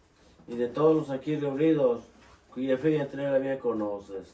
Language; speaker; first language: Spanish; native; Spanish